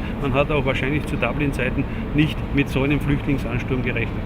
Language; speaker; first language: German; native; German